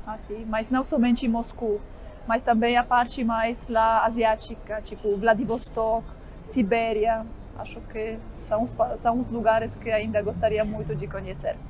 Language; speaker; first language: Portuguese; non-native, fluent; Polish